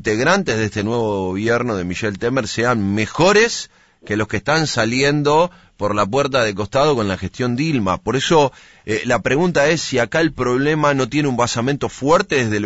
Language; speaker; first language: Spanish; native; Spanish